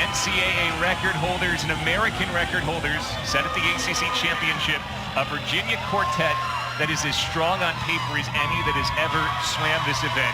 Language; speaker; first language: English; native; English